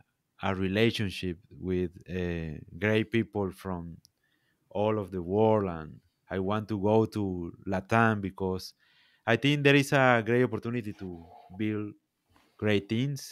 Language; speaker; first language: English; non-native, learner; Spanish